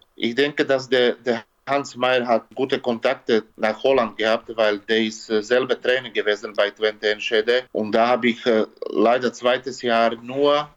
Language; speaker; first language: German; non-native, learner; Slovak